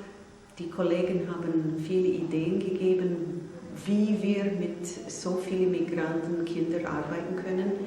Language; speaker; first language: German; non-native, fluent; English